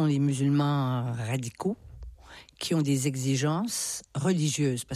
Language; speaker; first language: French; native; French